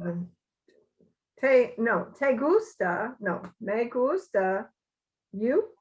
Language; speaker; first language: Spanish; non-native, learner; English